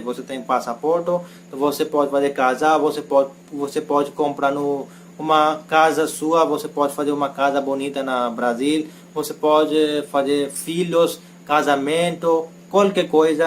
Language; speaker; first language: Portuguese; non-native, learner; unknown